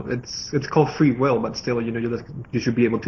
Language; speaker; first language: English; non-native, fluent; Spanish